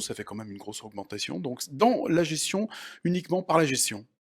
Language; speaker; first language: French; native; French